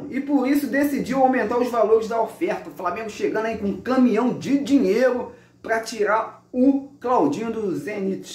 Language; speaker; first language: Portuguese; native; Portuguese